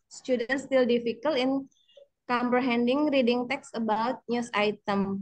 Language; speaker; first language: English; non-native, learner; Indonesian